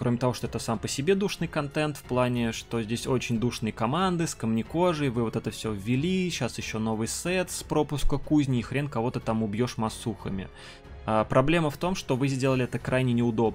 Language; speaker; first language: Russian; native; Russian